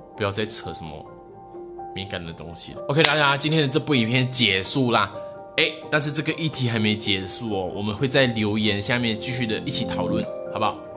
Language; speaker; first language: Chinese; native; Chinese